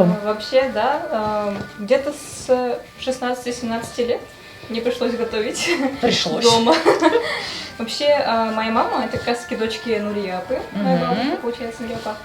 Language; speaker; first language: Russian; native; Russian